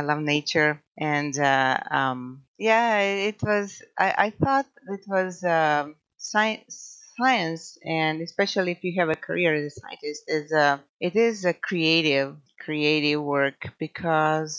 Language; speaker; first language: English; non-native, fluent; Croatian